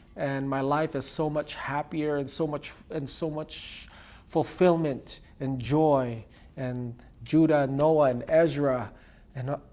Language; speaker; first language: English; early bilingual, other home language; Filipino